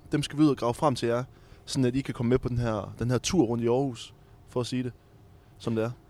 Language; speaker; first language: Danish; native; Danish